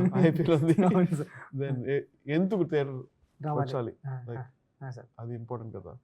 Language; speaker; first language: Telugu; non-native, learner; Tamil